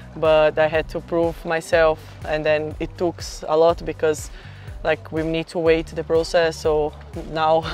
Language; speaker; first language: English; non-native, fluent; Portuguese